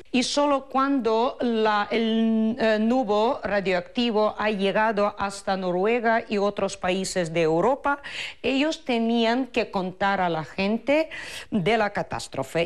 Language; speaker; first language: Spanish; non-native, fluent; Russian